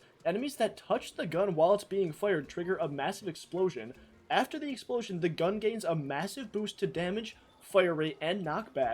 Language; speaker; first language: English; native; English